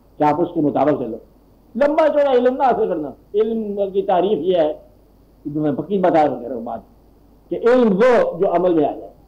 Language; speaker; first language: Urdu; non-native, local second language; Punjabi